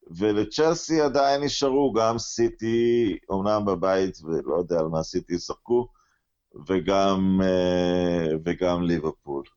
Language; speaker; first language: Hebrew; native; Hebrew